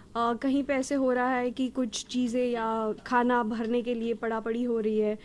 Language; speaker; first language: Hindi; non-native, local second language; Gujarati